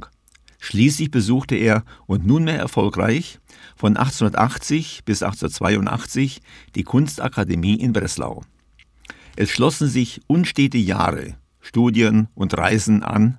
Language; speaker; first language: German; native; German